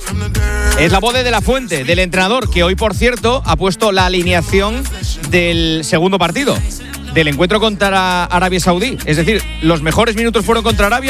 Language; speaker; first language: Spanish; native; Spanish